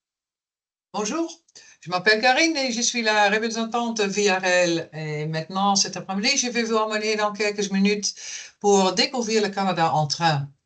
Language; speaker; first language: French; non-native, fluent; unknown